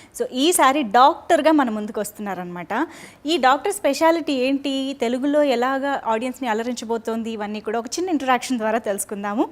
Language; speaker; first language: Telugu; native; Telugu